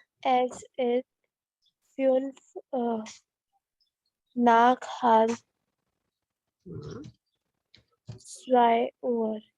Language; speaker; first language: German; non-native, learner; Hindi